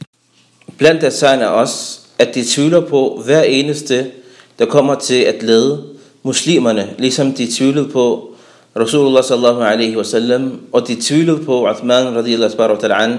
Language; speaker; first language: Danish; early bilingual, other home language; Arabic